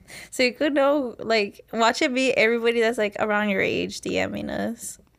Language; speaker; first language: English; native; English